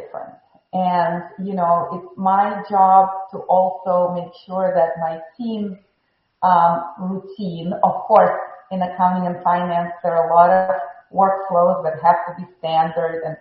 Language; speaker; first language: English; non-native, fluent; Russian